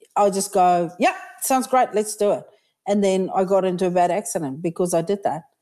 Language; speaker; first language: English; native; English